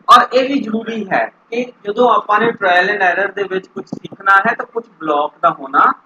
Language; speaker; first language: Hindi; non-native, local second language; Punjabi